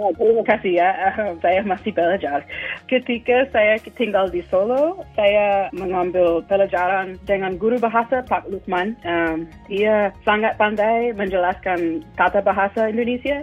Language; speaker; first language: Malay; non-native, fluent; English